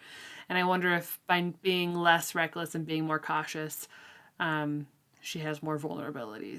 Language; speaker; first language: English; native; English